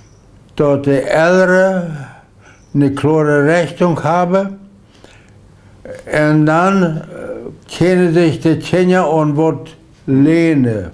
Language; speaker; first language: German; non-native, local second language; Low German